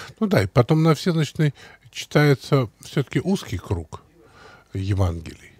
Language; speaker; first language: Russian; native; Russian